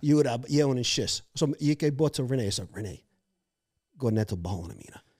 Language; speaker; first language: Norwegian; non-native, fluent; English